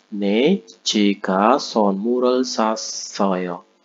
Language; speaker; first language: Korean; non-native, fluent; Indonesian